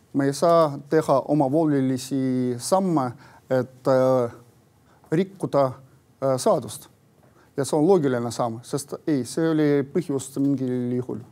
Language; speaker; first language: Estonian; non-native, local second language; Russian